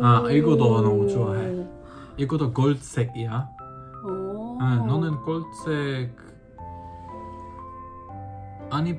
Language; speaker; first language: Korean; non-native, learner; Polish